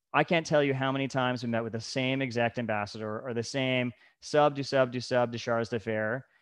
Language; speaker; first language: English; native; English